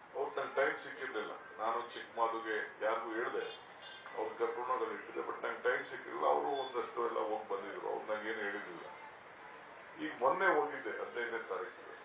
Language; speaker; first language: Kannada; native; Kannada